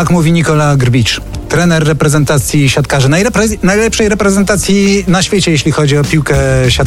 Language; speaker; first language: Polish; native; Polish